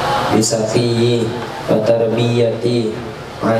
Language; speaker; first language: Arabic; non-native, learner; Indonesian